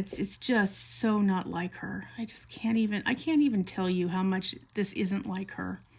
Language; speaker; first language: English; native; English